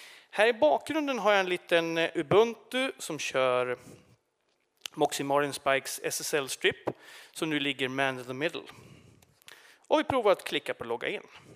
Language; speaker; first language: Swedish; native; Swedish